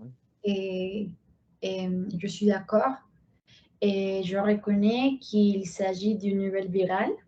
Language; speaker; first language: French; non-native, learner; Spanish